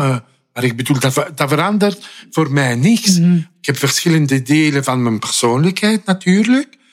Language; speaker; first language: Dutch; non-native, fluent; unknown